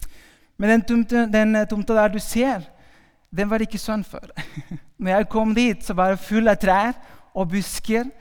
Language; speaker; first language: Norwegian; non-native, fluent; Spanish